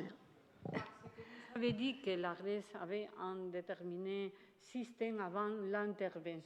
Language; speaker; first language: French; non-native, fluent; Spanish